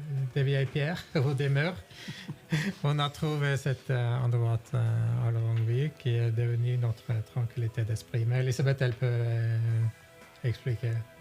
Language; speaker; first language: French; non-native, fluent; Norwegian